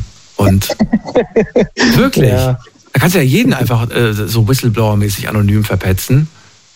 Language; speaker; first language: German; native; German